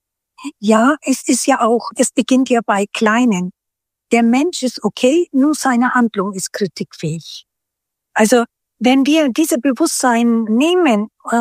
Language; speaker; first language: German; non-native, local second language; Turkish